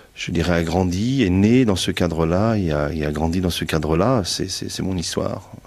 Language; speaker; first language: French; native; French